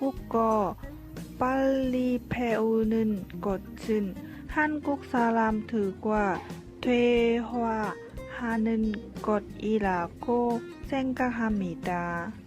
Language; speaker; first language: Korean; non-native, learner; Vietnamese